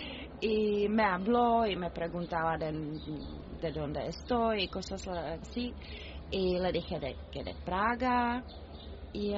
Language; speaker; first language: Spanish; non-native, fluent; Czech